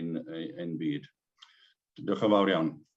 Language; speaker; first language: Welsh; native; Welsh